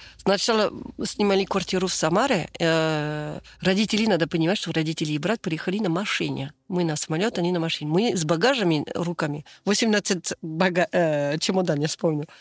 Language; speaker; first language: Russian; non-native, learner; French